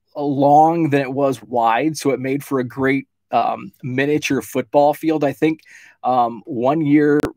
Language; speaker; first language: English; native; English